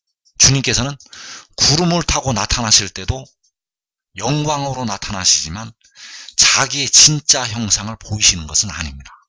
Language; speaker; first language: Korean; native; Korean